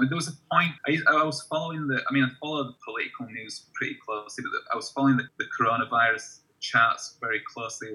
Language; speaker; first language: English; native; English